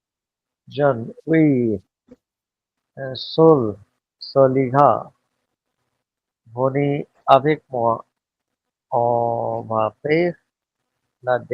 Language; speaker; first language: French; non-native, learner; Bangla